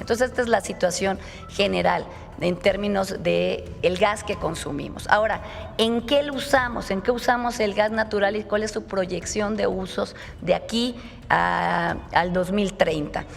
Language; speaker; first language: Spanish; native; Spanish